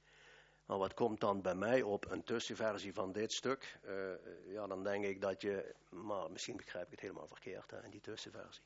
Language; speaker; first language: Dutch; native; Dutch